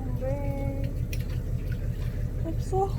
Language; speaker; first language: Korean; non-native, learner; Turkish